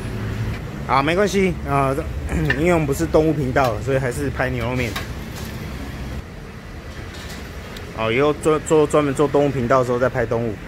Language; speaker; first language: Chinese; native; Chinese